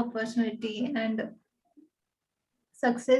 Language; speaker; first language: English; non-native, learner; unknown